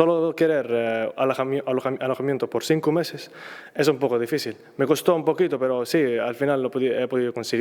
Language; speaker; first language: Spanish; non-native, fluent; Arabic